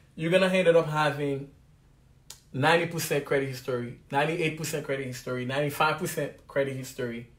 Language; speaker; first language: English; non-native, fluent; Haitian Creole